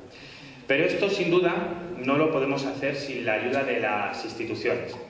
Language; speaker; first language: Spanish; native; Spanish